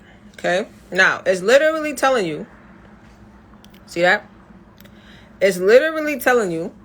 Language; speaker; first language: English; native; English